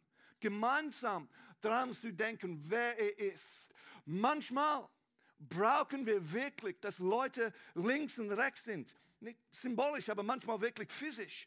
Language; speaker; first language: German; non-native, learner; English